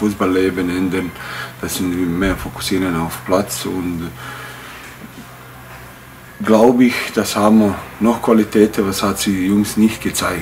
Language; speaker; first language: German; non-native, fluent; Bosnian